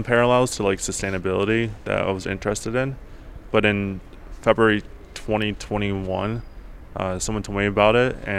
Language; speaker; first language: English; early bilingual, other home language; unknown